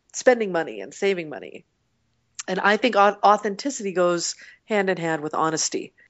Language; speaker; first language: English; native; English